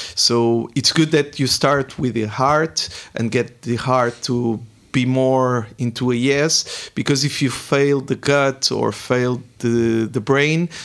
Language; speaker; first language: English; non-native, fluent; Portuguese